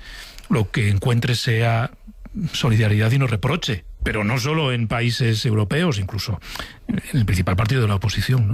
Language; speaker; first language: Spanish; native; Spanish